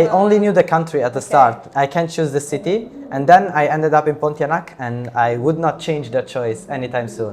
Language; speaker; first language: English; non-native, fluent; Italian